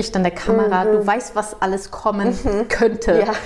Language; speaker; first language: German; non-native, fluent; Portuguese